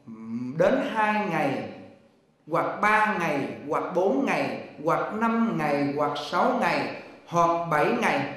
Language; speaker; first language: Vietnamese; native; Vietnamese